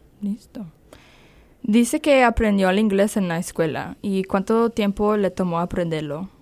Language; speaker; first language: Spanish; early bilingual, heritage; Spanish